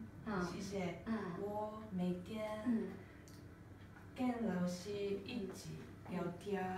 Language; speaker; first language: Chinese; non-native, learner; Japanese